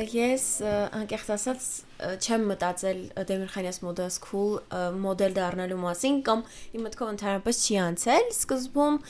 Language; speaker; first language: Armenian; native; Armenian